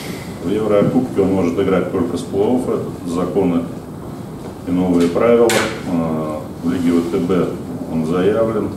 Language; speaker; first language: Russian; native; Russian